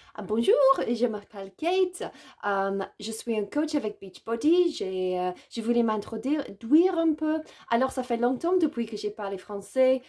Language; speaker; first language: French; non-native, learner; English